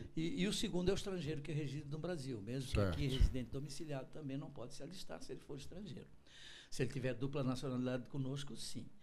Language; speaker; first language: Portuguese; non-native, local second language; German